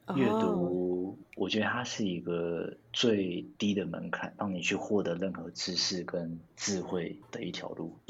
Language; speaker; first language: Chinese; native; Chinese